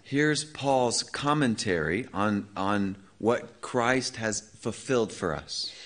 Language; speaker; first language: English; native; English